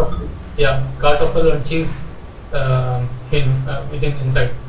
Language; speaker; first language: German; non-native, learner; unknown